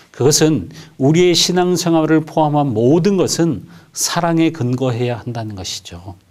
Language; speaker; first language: Korean; native; Korean